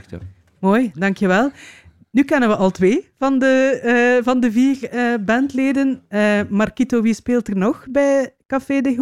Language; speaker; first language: Dutch; native; Dutch